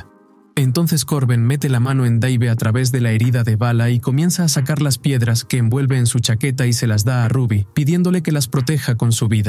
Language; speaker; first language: Spanish; native; Spanish